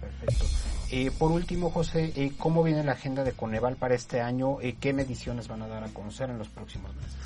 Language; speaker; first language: Spanish; native; Spanish